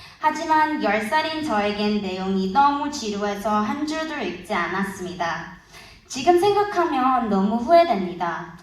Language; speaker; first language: Korean; early bilingual, heritage; Korean